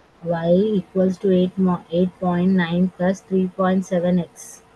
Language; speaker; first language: English; non-native, local second language; Telugu